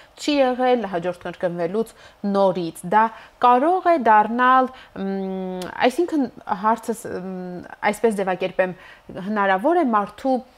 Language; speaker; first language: Armenian; native; Armenian